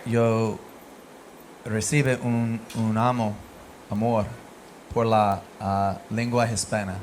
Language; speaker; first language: Spanish; non-native, learner; English